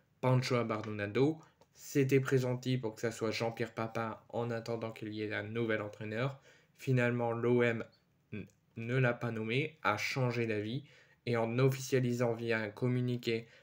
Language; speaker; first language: French; native; French